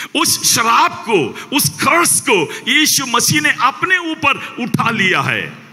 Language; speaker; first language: Hindi; non-native, local second language; Malayalam